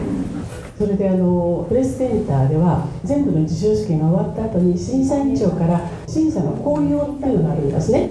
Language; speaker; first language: Japanese; native; Japanese